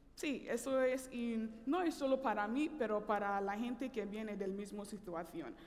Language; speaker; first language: Spanish; non-native, fluent; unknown